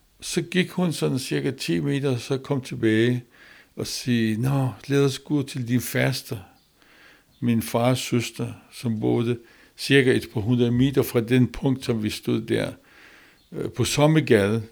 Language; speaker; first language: Danish; non-native, learner; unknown